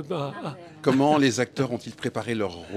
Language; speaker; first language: French; native; French